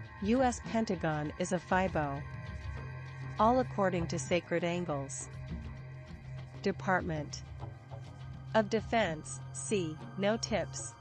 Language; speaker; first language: English; non-native, fluent; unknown